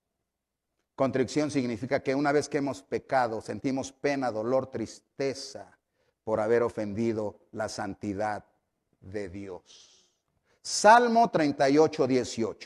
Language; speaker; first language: Spanish; native; Spanish